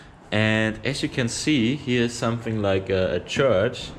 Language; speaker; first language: English; non-native, fluent; German